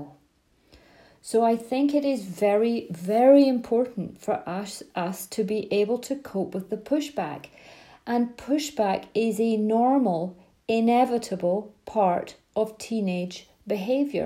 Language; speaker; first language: English; native; English